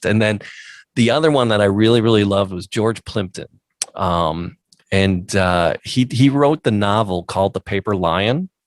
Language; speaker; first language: English; native; English